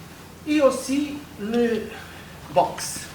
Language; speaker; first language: French; non-native, fluent; Portuguese